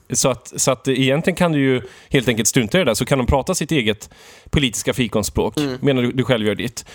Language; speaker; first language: Swedish; native; Swedish